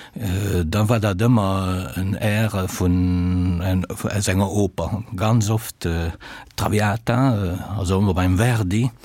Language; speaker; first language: Luxembourgish; early bilingual, other home language; Italian